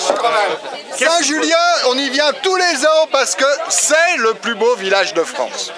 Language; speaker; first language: French; native; French